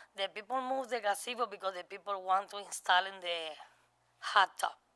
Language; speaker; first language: English; non-native, learner; Spanish